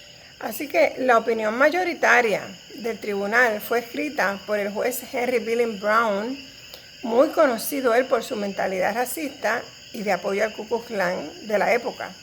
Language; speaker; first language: Spanish; native; Spanish